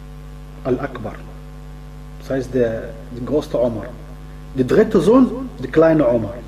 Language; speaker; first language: German; non-native, fluent; Arabic